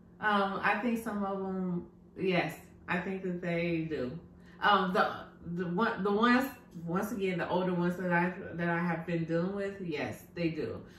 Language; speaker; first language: English; native; English